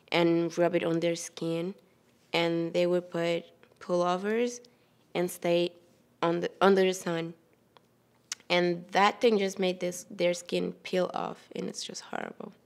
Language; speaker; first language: English; non-native, fluent; Wolof